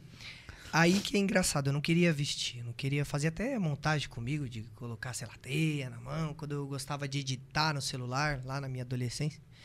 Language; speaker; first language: Portuguese; native; Portuguese